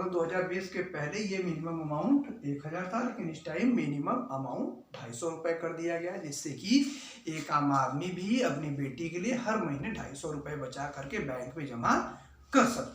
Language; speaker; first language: Hindi; native; Hindi